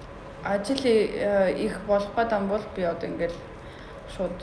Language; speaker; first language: Mongolian; early bilingual, heritage; Mongolian